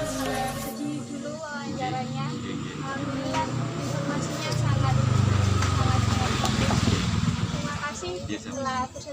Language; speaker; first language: Indonesian; non-native, local second language; Javanese